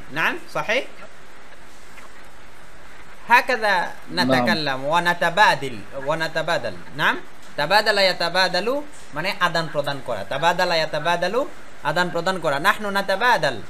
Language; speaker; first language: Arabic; non-native, fluent; Bangla